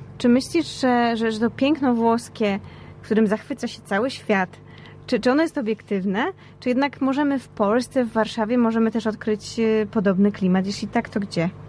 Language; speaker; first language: Polish; native; Polish